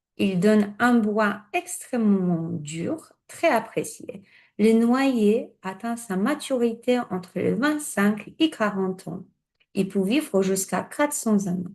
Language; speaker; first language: French; non-native, fluent; Polish